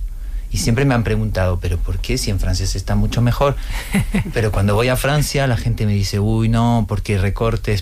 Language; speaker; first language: Spanish; non-native, fluent; French